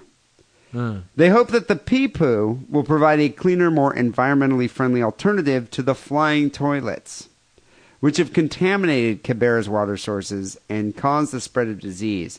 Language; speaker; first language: English; native; English